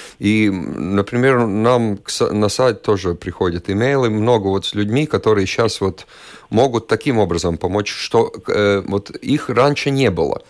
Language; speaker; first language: Russian; non-native, local second language; Latvian